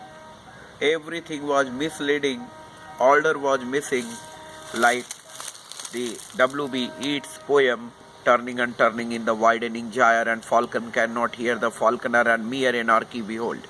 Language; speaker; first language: English; non-native, local second language; Hindi